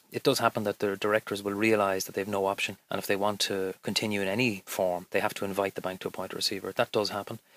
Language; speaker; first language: English; native; English